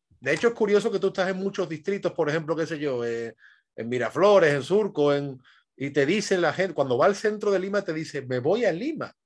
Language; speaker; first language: Spanish; native; Spanish